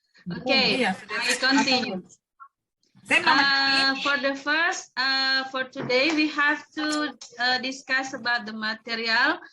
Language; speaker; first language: English; non-native, local second language; Indonesian